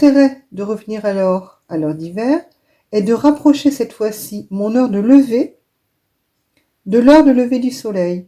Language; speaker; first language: French; native; French